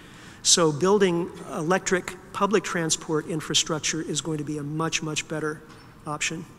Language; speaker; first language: English; native; English